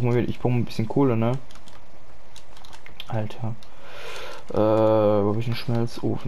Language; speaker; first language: German; native; German